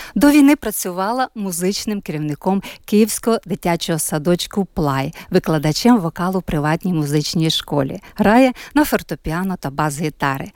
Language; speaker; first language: Ukrainian; native; Ukrainian